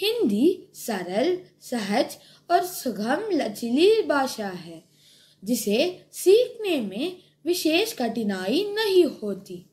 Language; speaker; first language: Hindi; non-native, local second language; Tamil